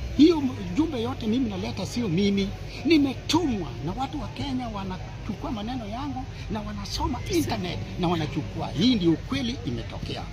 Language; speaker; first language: Swahili; non-native, local second language; Gusii